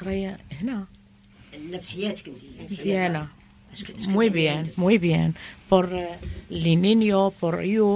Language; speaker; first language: Spanish; non-native, learner; Arabic